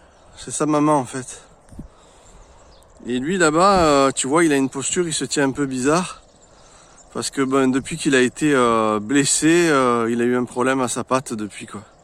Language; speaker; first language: French; native; French